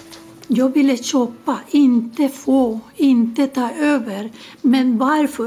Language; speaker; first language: Swedish; non-native, learner; Spanish